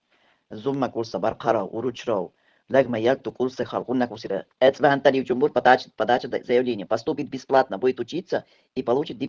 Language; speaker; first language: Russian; non-native, local second language; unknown